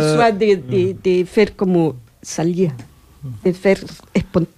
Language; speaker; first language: French; non-native, learner; Spanish